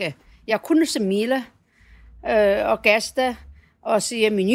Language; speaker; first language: Danish; non-native, learner; Chinese